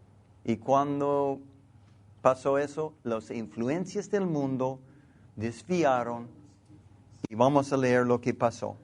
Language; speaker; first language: Spanish; non-native, learner; English